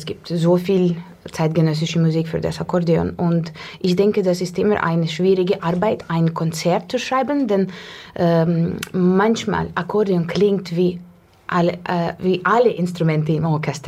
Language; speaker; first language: German; non-native, learner; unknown